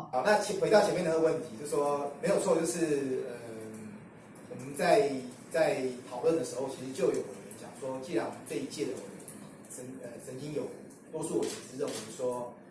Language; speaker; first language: Chinese; native; Chinese